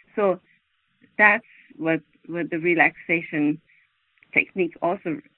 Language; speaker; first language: English; non-native, fluent; Swedish